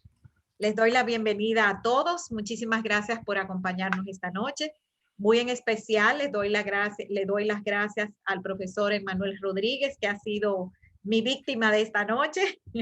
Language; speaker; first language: Spanish; native; Spanish